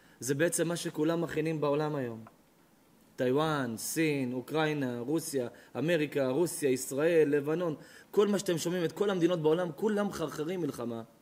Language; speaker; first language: Hebrew; native; Hebrew